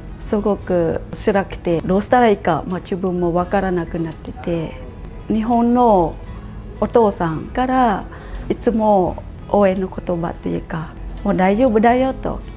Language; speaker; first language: Japanese; non-native, fluent; Khmer